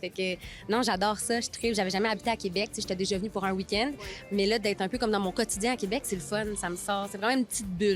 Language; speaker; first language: French; native; French